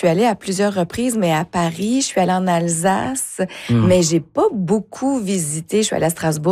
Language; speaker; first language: French; native; French